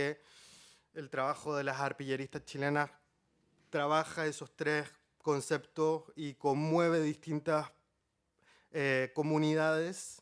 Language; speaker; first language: Spanish; native; Spanish